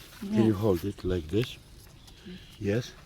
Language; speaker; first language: English; non-native, learner; Polish